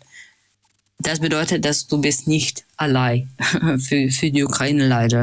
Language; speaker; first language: German; non-native, fluent; Russian